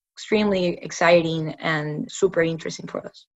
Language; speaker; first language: English; non-native, fluent; Spanish